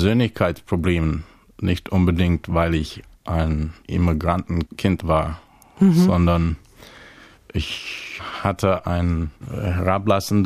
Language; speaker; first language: German; non-native, fluent; English